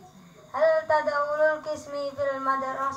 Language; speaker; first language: Arabic; non-native, learner; Indonesian